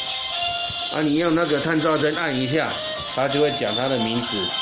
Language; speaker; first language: Chinese; native; Chinese